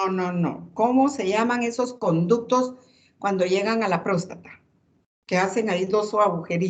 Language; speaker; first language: Spanish; native; Spanish